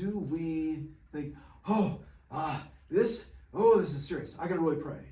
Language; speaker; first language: English; native; English